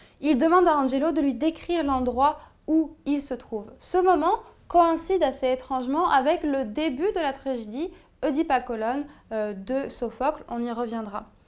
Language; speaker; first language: French; native; French